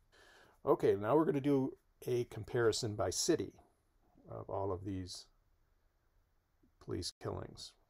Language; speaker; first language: English; native; English